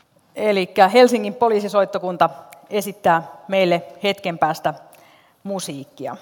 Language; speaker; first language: Finnish; native; Finnish